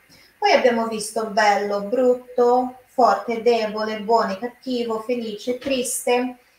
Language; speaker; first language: Italian; non-native, fluent; Portuguese